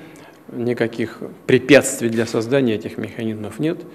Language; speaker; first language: Russian; native; Russian